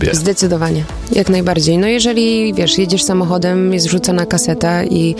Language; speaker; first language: Polish; early bilingual, heritage; Polish